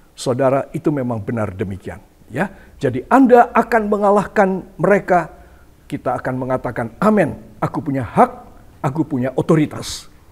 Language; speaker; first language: Indonesian; native; Indonesian